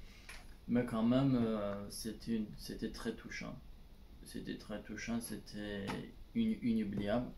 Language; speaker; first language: French; non-native, learner; Turkish